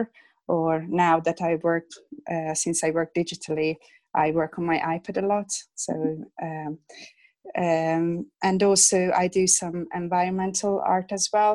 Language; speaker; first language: English; non-native, fluent; Hungarian